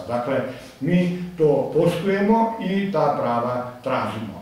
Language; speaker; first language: Serbian; native; Serbian